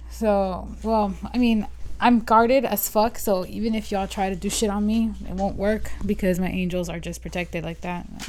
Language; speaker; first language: English; early bilingual, other home language; Spanish